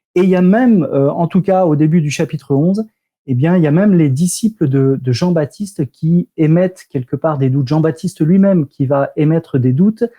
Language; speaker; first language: French; native; French